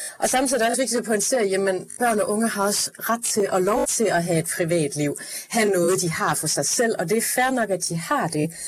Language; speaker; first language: Danish; native; Danish